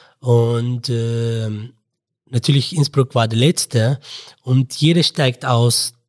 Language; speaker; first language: German; non-native, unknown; Arabic